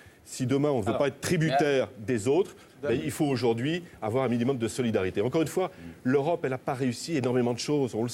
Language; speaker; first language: French; native; French